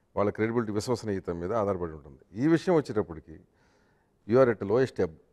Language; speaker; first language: Telugu; native; Telugu